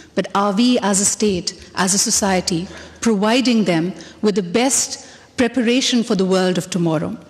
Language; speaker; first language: English; non-native, local second language; Hindi